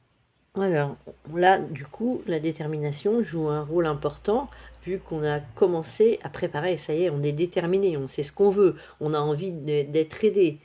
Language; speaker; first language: French; native; French